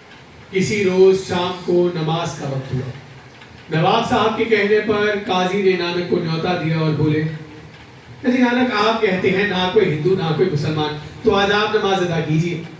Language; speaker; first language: Hindi; native; Hindi